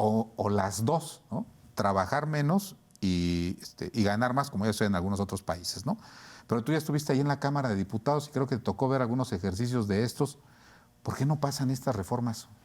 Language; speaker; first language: Spanish; native; Spanish